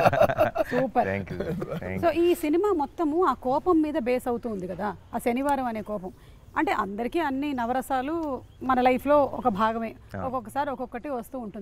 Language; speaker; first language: Telugu; native; Telugu